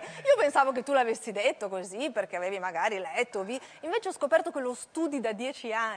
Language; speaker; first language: Italian; native; Italian